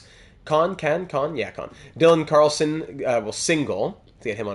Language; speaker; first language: English; native; English